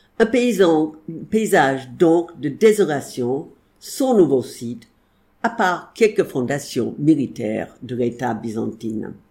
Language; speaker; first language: French; non-native, fluent; English